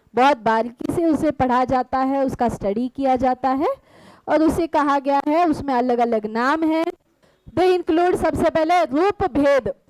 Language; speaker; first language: Hindi; non-native, local second language; Marathi